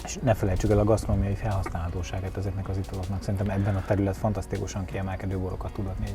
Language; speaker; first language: Hungarian; native; Hungarian